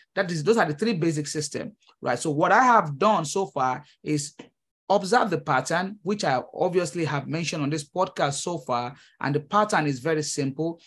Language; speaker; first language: English; non-native, local second language; Yoruba